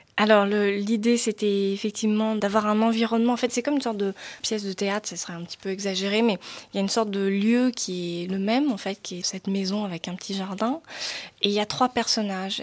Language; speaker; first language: French; native; French